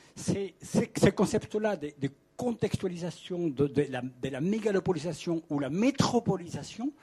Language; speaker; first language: French; non-native, fluent; Spanish